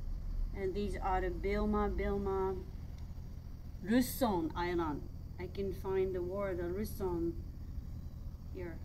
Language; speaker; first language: English; non-native, local second language; Japanese